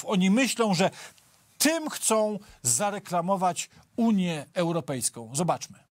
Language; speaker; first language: Polish; native; Polish